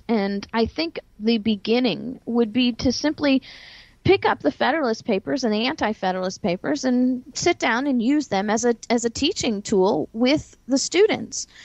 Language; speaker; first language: English; native; English